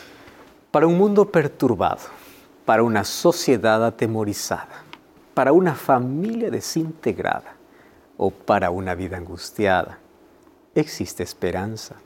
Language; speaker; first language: Spanish; native; Spanish